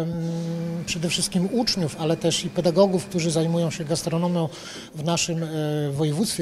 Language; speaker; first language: Polish; native; Polish